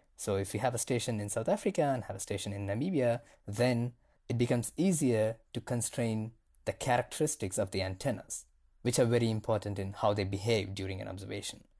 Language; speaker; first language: English; non-native, local second language; Tamil